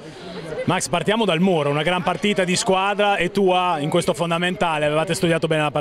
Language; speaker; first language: Italian; native; Italian